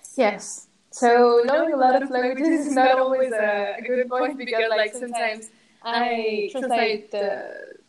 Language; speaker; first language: English; non-native, fluent; Arabic